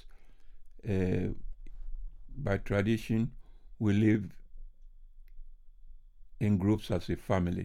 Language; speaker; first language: English; non-native, local second language; Ga